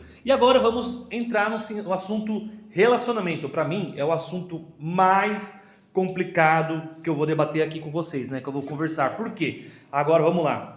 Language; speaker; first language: Portuguese; native; Portuguese